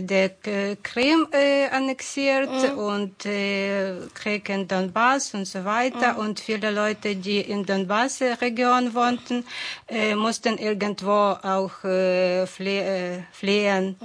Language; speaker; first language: German; non-native, fluent; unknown